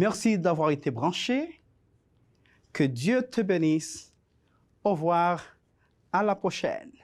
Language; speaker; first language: French; non-native, fluent; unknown